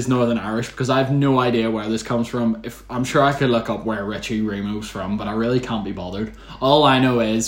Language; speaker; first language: English; native; English